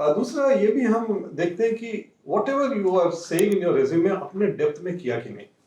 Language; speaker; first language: Hindi; non-native, local second language; Telugu